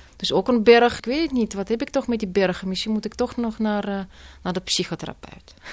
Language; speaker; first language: Dutch; non-native, fluent; Russian